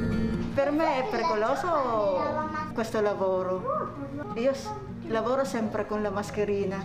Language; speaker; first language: Italian; non-native, learner; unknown